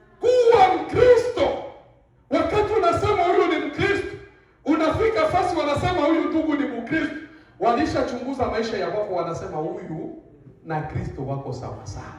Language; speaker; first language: Swahili; native; Swahili